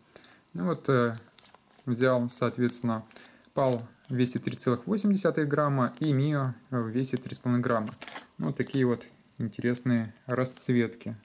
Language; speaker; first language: Russian; native; Russian